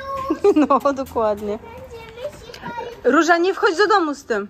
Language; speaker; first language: Polish; native; Polish